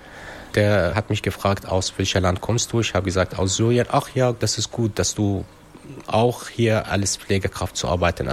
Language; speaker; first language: German; non-native, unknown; Arabic